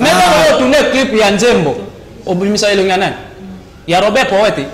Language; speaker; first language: French; non-native, local second language; Lingala